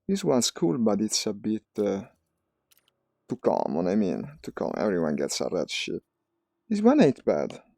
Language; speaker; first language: English; non-native, fluent; Italian